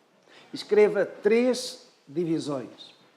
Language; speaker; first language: Portuguese; native; Portuguese